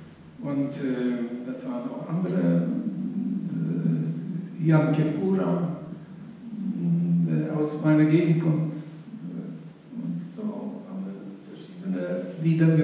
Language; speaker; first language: German; non-native, fluent; Polish